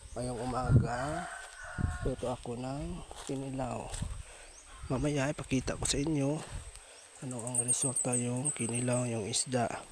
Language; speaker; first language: Filipino; non-native, local second language; Cebuano